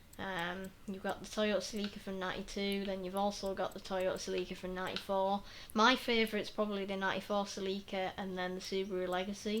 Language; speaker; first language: English; native; English